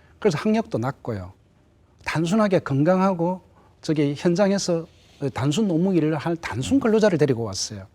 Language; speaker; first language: Korean; native; Korean